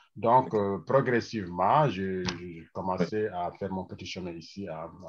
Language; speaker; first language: French; non-native, local second language; Wolof